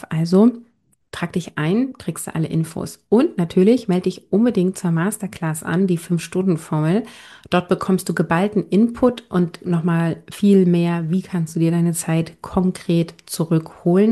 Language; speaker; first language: German; native; German